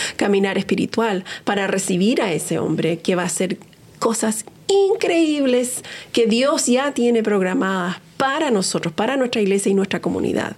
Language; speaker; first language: Spanish; early bilingual, heritage; Spanish